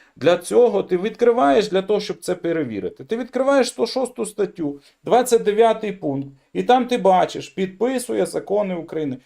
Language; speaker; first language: Ukrainian; non-native, local second language; Russian